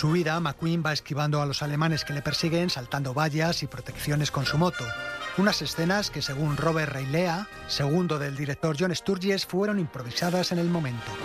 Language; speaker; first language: Spanish; native; Spanish